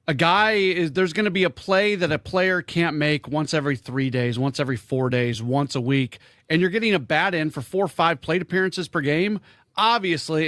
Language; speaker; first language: English; native; English